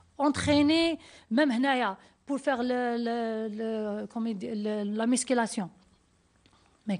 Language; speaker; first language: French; non-native, learner; Arabic